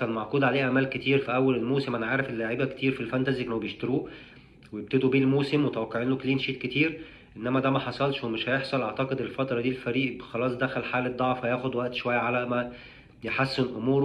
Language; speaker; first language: Arabic; native; Arabic